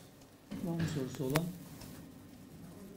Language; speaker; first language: Turkish; native; Turkish